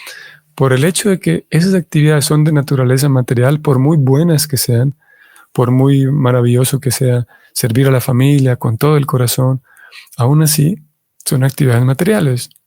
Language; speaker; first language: Spanish; native; Spanish